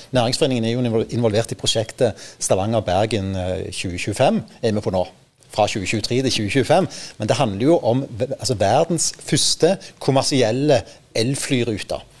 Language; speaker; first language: Norwegian; native; Norwegian